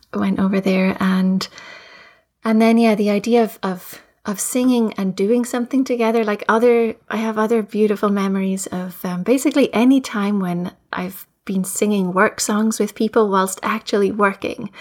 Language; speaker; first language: English; native; English